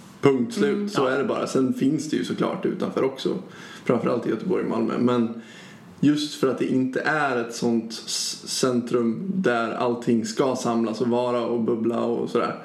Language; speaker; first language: Swedish; native; Swedish